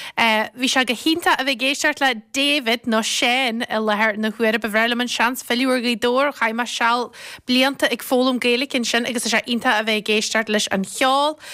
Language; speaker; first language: Irish; native; Irish